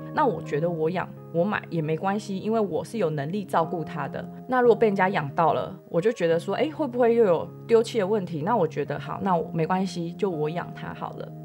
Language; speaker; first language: Chinese; native; Chinese